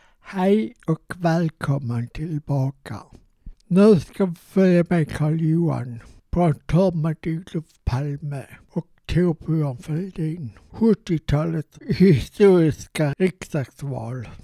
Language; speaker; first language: Swedish; native; Swedish